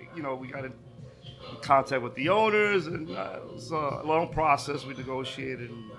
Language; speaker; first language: English; native; English